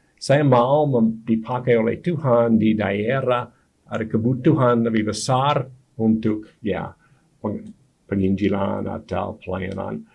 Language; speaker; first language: Indonesian; non-native, fluent; English